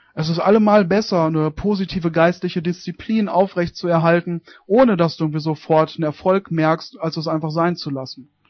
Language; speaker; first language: German; native; German